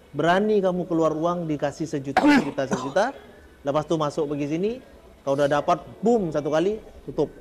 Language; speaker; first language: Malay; early bilingual, heritage; Indonesian